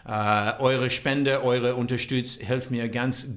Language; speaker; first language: German; non-native, learner; English